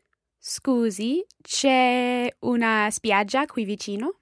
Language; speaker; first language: Italian; non-native, learner; English